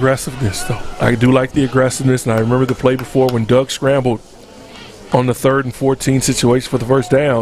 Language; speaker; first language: English; native; English